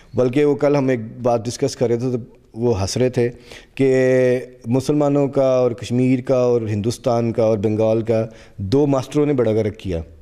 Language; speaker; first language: Urdu; non-native, local second language; Punjabi